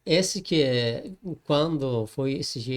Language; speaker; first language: Portuguese; non-native, learner; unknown